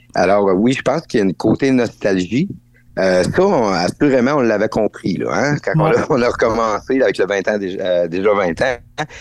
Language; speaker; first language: French; native; French